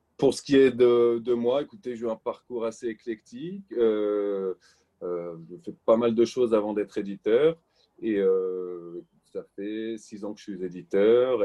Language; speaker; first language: French; native; French